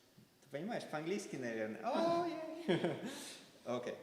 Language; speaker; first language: Russian; early bilingual, heritage; Russian